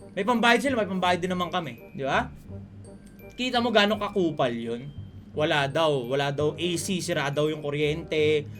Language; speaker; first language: Filipino; native; Filipino